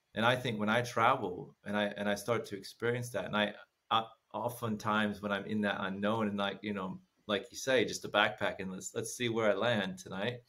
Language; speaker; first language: English; native; English